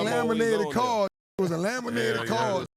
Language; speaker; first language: English; native; English